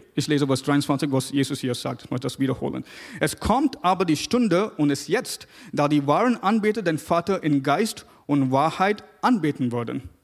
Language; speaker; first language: German; non-native, fluent; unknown